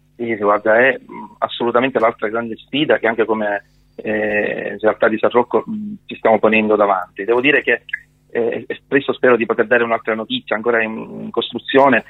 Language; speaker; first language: Italian; native; Italian